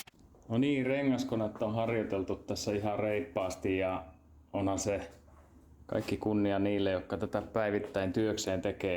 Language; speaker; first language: Finnish; native; Finnish